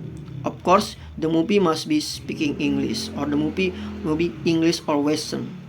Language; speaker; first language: English; non-native, fluent; Indonesian